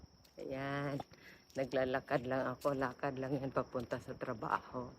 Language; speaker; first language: Filipino; non-native, local second language; Cebuano